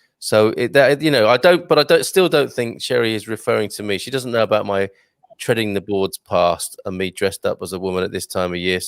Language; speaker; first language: English; native; English